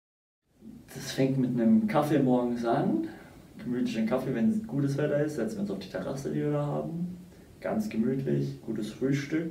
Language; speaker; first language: German; native; German